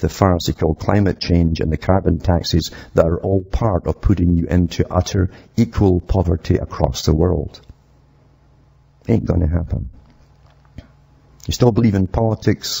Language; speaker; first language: English; native; English